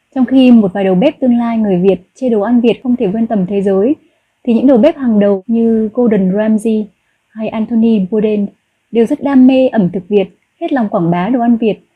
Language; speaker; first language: Vietnamese; native; Vietnamese